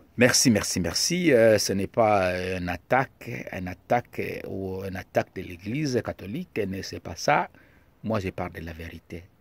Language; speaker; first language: French; non-native, local second language; Lingala